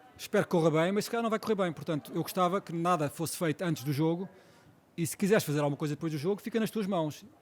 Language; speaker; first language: Portuguese; native; Portuguese